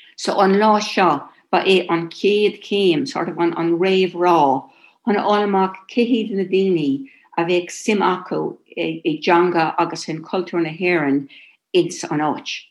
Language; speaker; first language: Irish; non-native, local second language; English